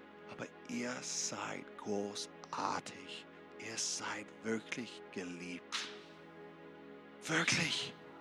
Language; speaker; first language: German; non-native, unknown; English